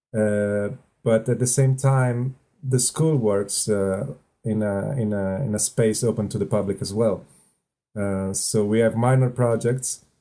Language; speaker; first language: English; non-native, fluent; Italian